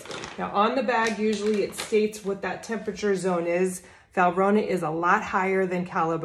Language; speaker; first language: English; native; English